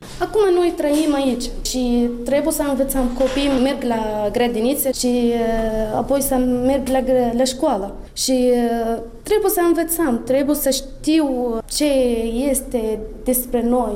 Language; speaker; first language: Romanian; non-native, learner; Arabic